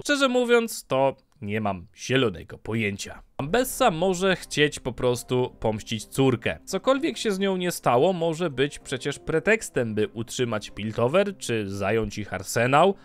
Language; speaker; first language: Polish; native; Polish